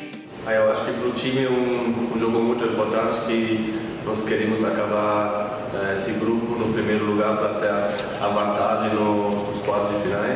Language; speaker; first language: Portuguese; non-native, fluent; German